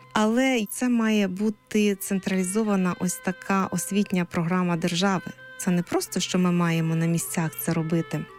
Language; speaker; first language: Ukrainian; native; Ukrainian